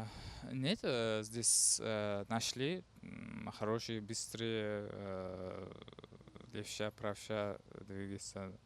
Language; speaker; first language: Russian; non-native, learner; Uzbek